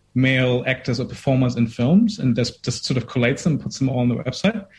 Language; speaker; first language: English; non-native, fluent; German